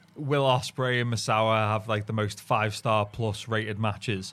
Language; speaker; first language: English; native; English